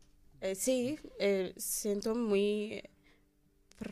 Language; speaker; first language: Spanish; non-native, learner; Arabic